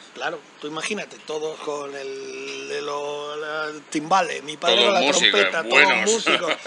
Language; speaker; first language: Spanish; native; Spanish